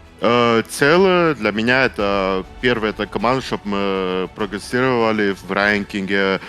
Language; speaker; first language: Russian; non-native, local second language; Ukrainian